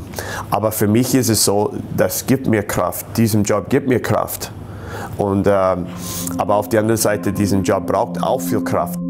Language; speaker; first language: German; non-native, fluent; English